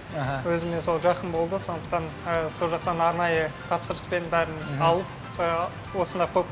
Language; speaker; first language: Kazakh; native; Kazakh